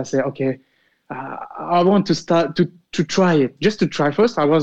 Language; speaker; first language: English; non-native, fluent; Arabic